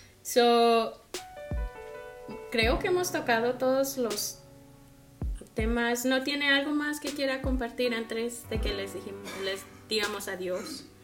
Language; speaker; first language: Spanish; early bilingual, heritage; Spanish